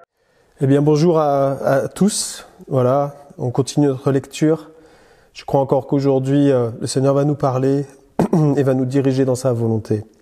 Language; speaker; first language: French; native; French